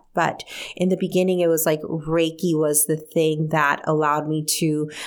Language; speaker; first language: English; early bilingual, other home language; Spanish